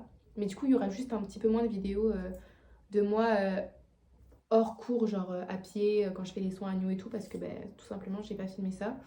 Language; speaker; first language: French; native; French